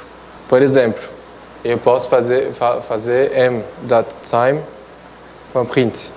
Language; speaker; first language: Portuguese; non-native, fluent; French